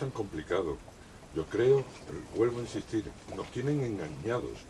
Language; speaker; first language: Spanish; native; Spanish